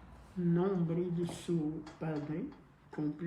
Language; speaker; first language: Spanish; non-native, fluent; Arabic